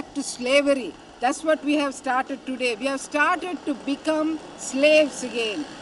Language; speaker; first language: English; non-native, local second language; Sinhala